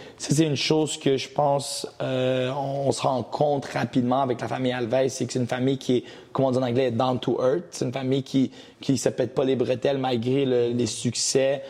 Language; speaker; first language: French; early bilingual, other home language; Portuguese